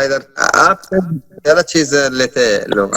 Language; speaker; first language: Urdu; non-native, learner; Persian